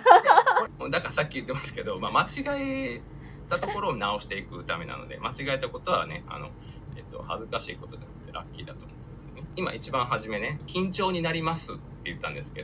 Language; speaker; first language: Japanese; native; Japanese